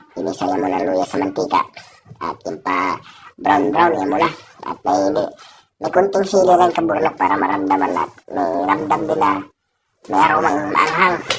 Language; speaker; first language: Filipino; non-native, local second language; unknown